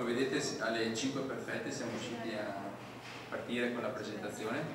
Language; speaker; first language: Italian; native; Italian